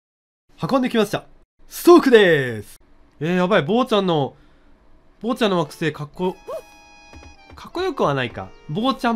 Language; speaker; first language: Japanese; native; Japanese